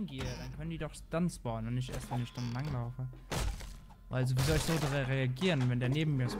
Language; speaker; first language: German; native; German